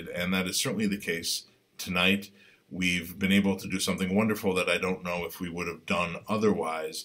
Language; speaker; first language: English; native; English